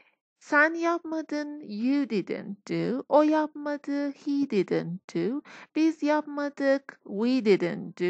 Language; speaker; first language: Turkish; non-native, fluent; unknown